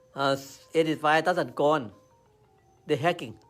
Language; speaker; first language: English; non-native, learner; Thai